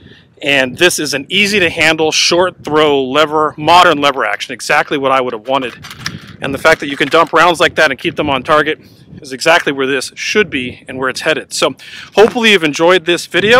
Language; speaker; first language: English; native; English